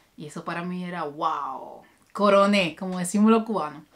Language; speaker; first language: Spanish; native; Spanish